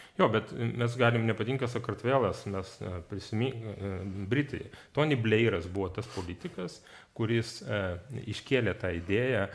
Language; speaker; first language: Lithuanian; non-native, fluent; Georgian